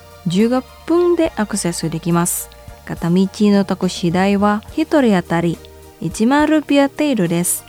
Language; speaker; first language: Japanese; non-native, fluent; Indonesian